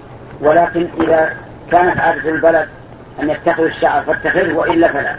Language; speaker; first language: Arabic; native; Arabic